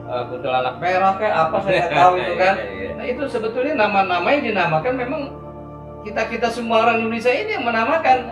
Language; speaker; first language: Indonesian; native; Indonesian